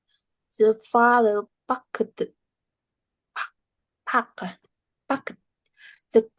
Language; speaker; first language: English; non-native, learner; Vietnamese